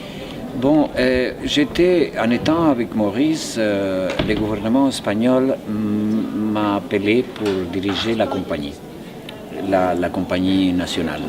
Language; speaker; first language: French; non-native, fluent; Spanish